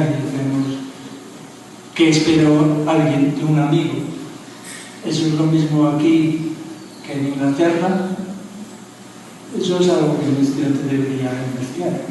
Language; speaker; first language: Spanish; non-native, fluent; Dutch